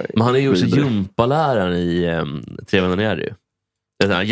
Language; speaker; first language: Swedish; native; Swedish